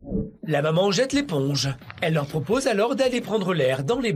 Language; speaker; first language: French; native; French